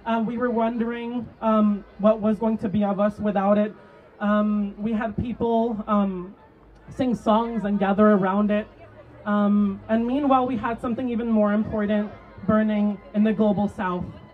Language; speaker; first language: English; early bilingual, other home language; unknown